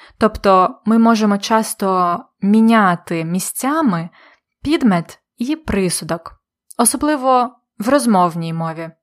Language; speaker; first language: Ukrainian; native; Ukrainian